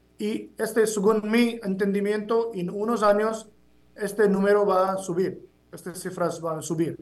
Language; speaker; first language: Spanish; non-native, fluent; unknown